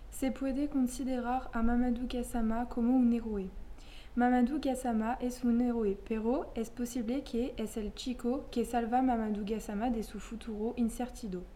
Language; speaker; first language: Spanish; non-native, learner; French